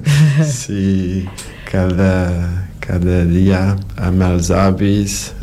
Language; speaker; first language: Catalan; non-native, learner; Portuguese